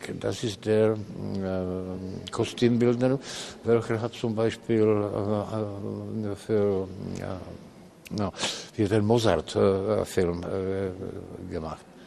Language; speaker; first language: German; non-native, learner; Czech